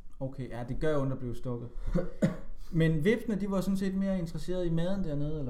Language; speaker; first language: Danish; native; Danish